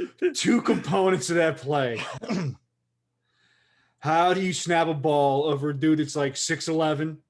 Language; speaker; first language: English; native; English